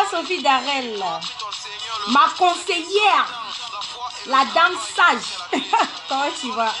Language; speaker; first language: French; non-native, local second language; Ewe